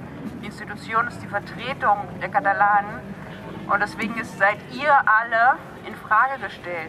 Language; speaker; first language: German; non-native, fluent; Catalan